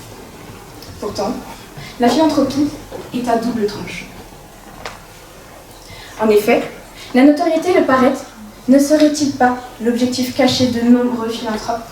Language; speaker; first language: French; native; French